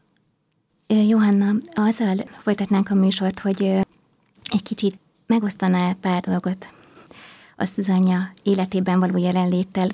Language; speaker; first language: Hungarian; native; Hungarian